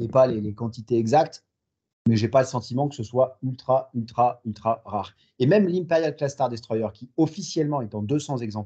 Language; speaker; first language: French; native; French